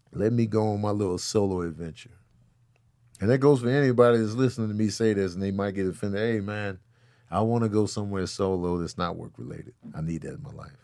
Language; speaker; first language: English; early bilingual, other home language; Yoruba